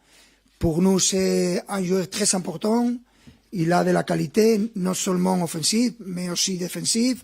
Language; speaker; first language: French; non-native, fluent; Spanish